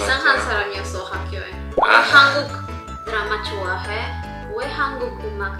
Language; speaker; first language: Korean; non-native, learner; Spanish